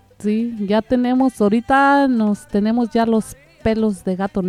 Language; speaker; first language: Spanish; native; Spanish